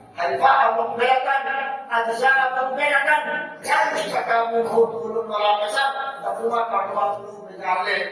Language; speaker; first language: Urdu; native; Urdu